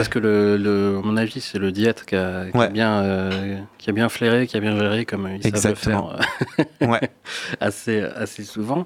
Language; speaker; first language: French; native; French